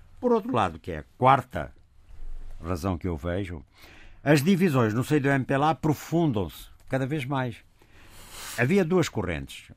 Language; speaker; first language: Portuguese; native; Portuguese